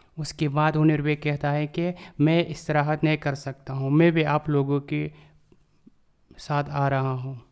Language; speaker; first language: Urdu; non-native, learner; Turkish